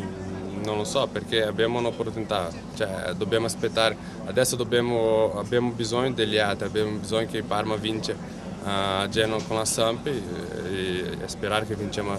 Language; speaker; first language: Italian; non-native, fluent; Portuguese